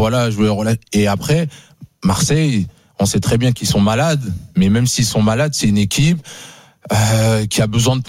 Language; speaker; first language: French; native; French